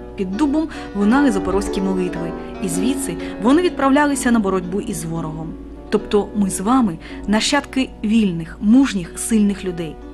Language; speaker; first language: Ukrainian; native; Ukrainian